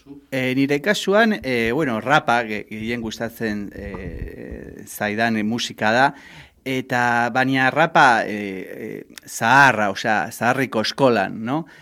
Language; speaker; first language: Basque; non-native, local second language; Spanish